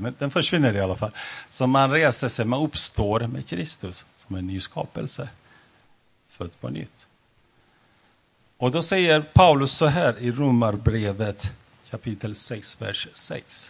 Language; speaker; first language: Swedish; non-native, fluent; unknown